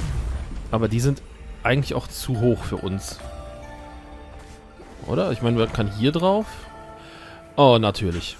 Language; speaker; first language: German; native; German